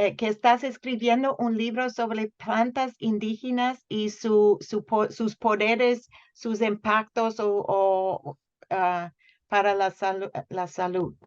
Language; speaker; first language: Spanish; non-native, fluent; English